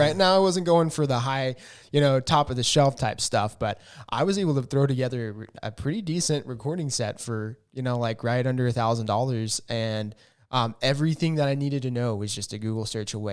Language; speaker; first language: English; native; English